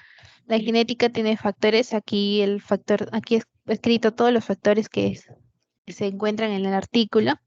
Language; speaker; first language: Spanish; native; Spanish